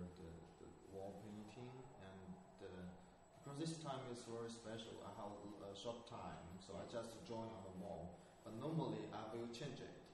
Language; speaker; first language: English; non-native, learner; Chinese